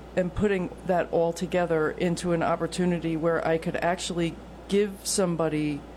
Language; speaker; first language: English; native; English